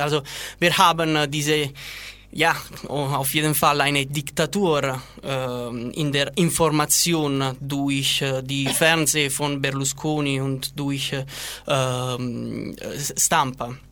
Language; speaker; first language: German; non-native, learner; Italian